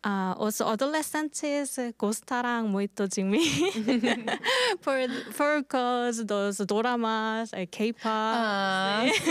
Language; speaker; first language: Portuguese; non-native, learner; Korean